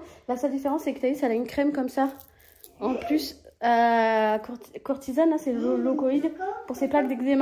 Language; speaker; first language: French; native; French